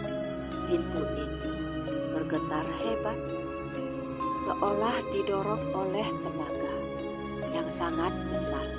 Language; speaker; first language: Indonesian; native; Indonesian